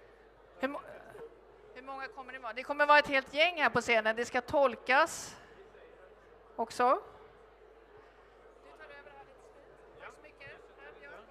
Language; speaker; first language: Swedish; native; Swedish